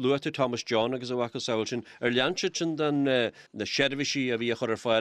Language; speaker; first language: Irish; native; Irish